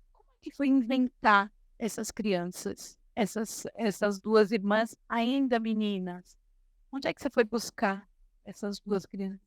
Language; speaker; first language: Portuguese; native; Portuguese